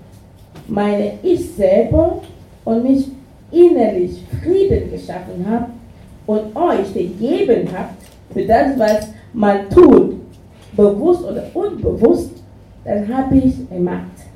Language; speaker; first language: German; non-native, fluent; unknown